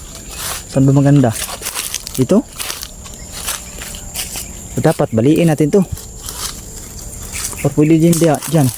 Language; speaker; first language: Filipino; non-native, local second language; Cebuano